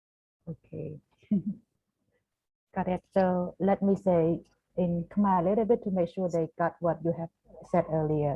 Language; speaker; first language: English; non-native, fluent; Khmer